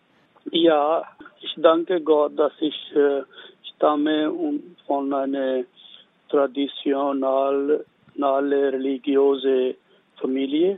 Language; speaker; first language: German; non-native, learner; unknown